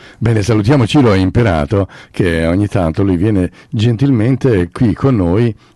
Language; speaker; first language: Italian; native; Italian